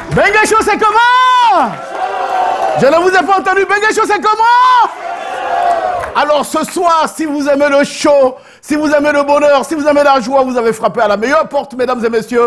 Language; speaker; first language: French; native; French